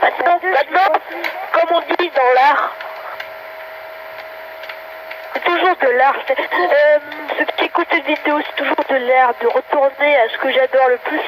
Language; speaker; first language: French; native; French